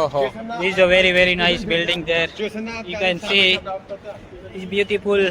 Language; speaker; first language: English; non-native, learner; Gujarati